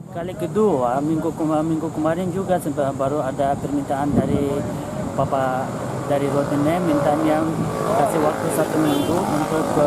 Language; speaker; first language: Indonesian; non-native, fluent; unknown